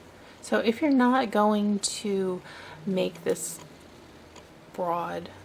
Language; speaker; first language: English; native; English